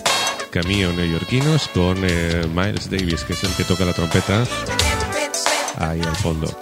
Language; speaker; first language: Spanish; native; Spanish